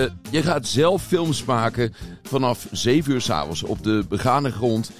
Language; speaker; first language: Dutch; native; Dutch